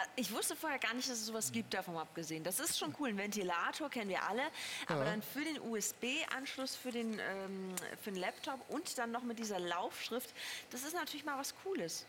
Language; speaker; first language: German; native; German